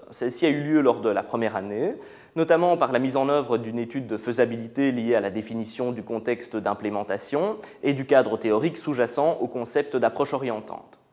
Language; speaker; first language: French; native; French